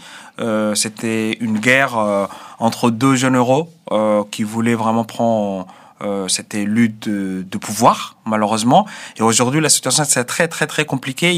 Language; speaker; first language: French; non-native, fluent; Arabic